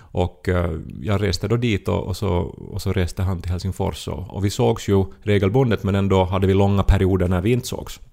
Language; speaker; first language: Swedish; native; Swedish